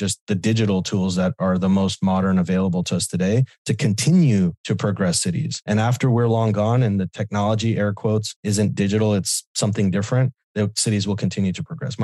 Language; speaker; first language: English; native; English